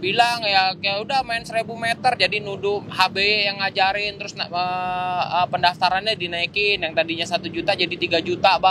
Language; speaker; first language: Indonesian; native; Indonesian